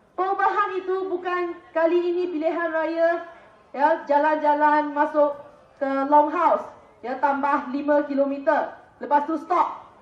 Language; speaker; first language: Malay; non-native, local second language; Chinese